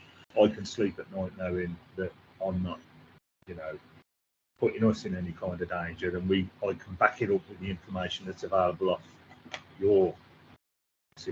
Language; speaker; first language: English; native; English